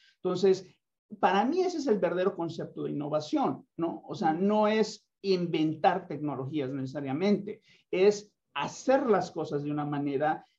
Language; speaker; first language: Spanish; native; Spanish